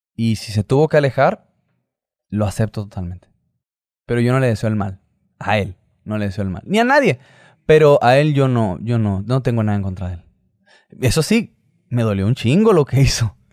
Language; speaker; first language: Spanish; native; Spanish